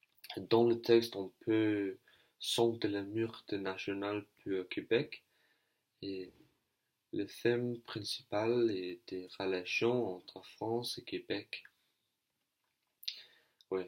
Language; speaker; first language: French; non-native, learner; Danish